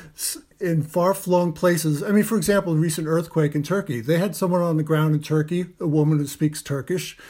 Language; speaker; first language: English; native; English